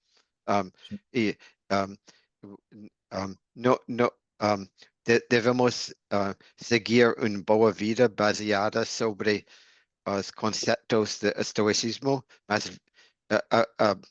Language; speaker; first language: Portuguese; non-native, learner; English